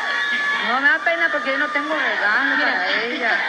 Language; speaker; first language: Spanish; native; Spanish